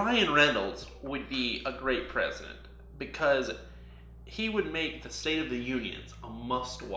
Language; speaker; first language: English; native; English